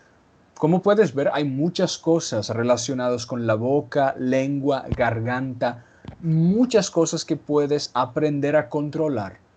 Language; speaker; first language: Spanish; non-native, fluent; Portuguese